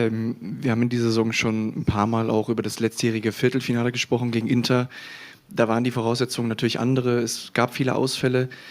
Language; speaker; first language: German; native; German